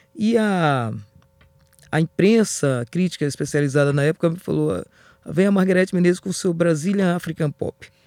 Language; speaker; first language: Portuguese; native; Portuguese